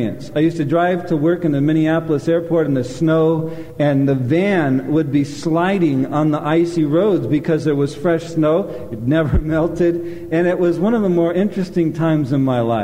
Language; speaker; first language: English; native; English